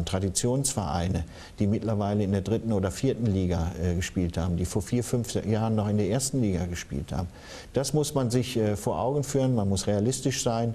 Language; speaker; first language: German; native; German